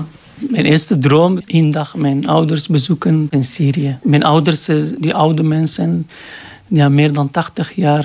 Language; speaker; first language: Dutch; non-native, learner; Arabic